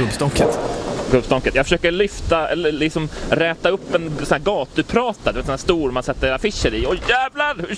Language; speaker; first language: Swedish; native; Swedish